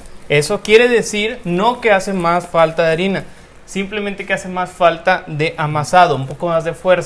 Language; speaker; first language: Spanish; native; Spanish